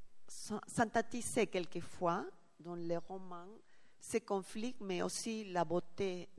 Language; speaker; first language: French; non-native, learner; Spanish